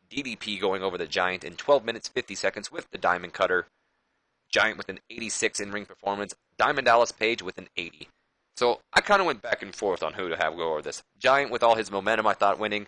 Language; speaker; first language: English; native; English